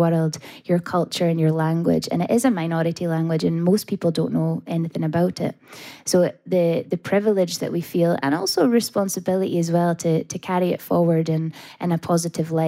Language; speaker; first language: English; native; English